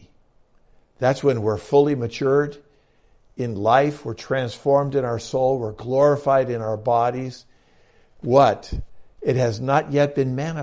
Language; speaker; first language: English; native; English